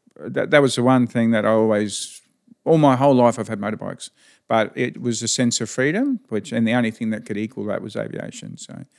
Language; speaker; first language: English; native; English